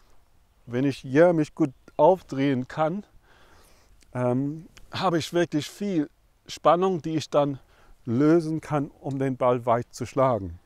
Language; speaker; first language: German; non-native, fluent; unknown